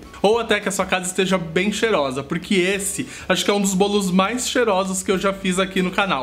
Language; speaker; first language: Portuguese; native; Portuguese